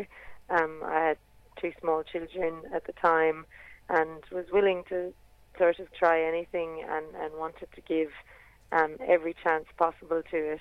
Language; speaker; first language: English; native; English